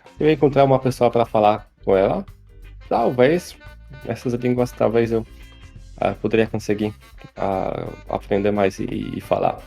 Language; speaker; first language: Portuguese; non-native, fluent; Polish